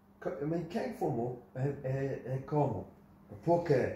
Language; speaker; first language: Portuguese; non-native, learner; English